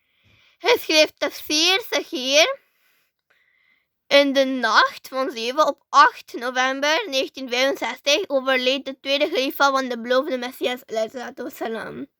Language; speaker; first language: Dutch; early bilingual, other home language; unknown